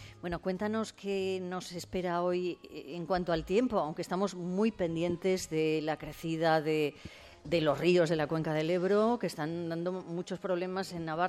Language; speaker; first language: Spanish; native; Spanish